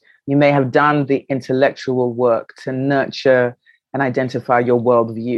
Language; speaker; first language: English; native; English